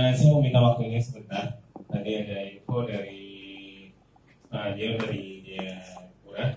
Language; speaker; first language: Indonesian; native; Indonesian